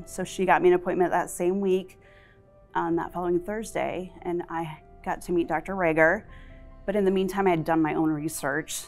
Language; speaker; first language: English; native; English